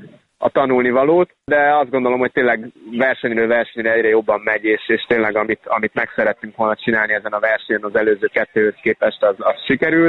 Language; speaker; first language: Hungarian; native; Hungarian